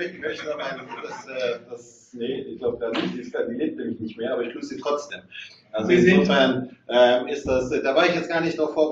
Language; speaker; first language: German; native; German